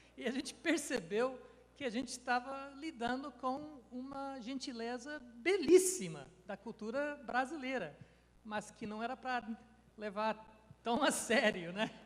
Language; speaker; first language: Portuguese; non-native, fluent; English